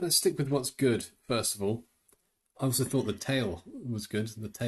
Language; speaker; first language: English; native; English